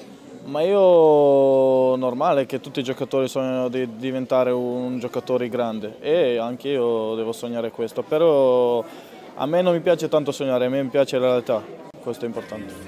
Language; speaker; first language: Italian; non-native, fluent; Serbian